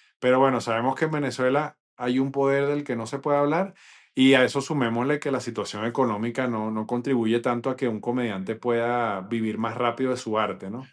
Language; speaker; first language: Spanish; non-native, local second language; English